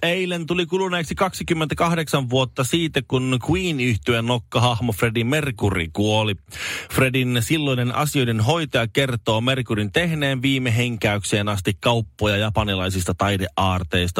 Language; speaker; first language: Finnish; native; Finnish